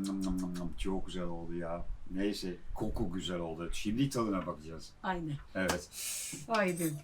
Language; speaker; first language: Turkish; non-native, fluent; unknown